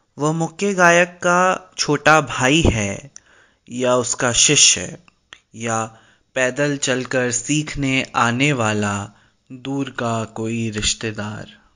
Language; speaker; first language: Hindi; native; Hindi